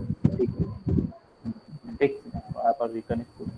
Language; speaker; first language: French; non-native, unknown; Bangla